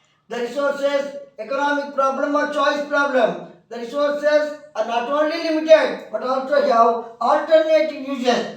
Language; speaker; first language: English; non-native, local second language; Telugu